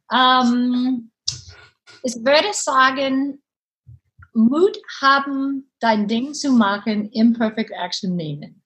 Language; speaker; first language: German; non-native, learner; English